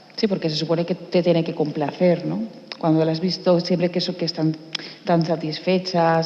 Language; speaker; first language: Spanish; non-native, local second language; Catalan